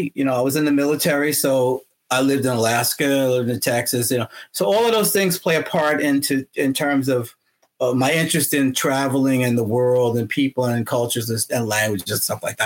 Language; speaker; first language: English; native; English